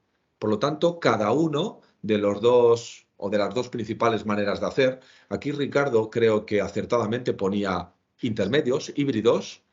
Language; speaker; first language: Spanish; native; Spanish